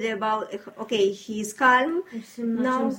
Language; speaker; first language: English; non-native, learner; Ukrainian